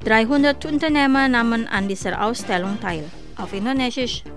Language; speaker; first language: German; non-native, fluent; Indonesian